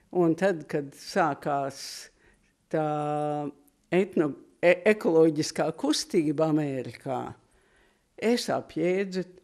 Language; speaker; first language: Latvian; early bilingual, heritage; Latvian